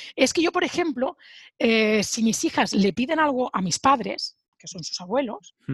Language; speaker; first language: Spanish; native; Spanish